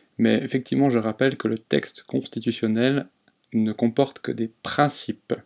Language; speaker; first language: French; native; French